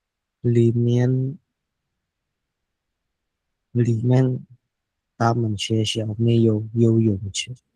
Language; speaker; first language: Chinese; non-native, learner; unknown